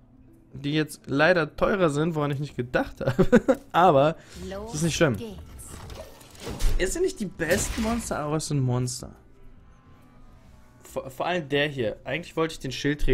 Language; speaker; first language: German; native; German